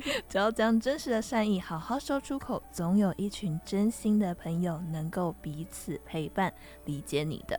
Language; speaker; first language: Chinese; native; Chinese